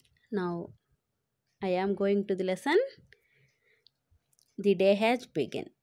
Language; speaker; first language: English; non-native, local second language; Telugu